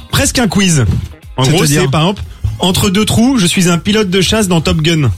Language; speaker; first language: French; native; French